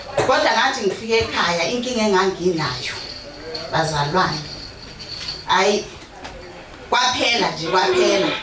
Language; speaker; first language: Zulu; native; Zulu